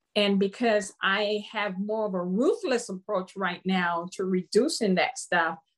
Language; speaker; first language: English; non-native, fluent; Spanish